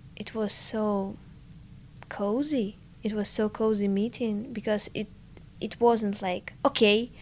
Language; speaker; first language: English; non-native, fluent; Ukrainian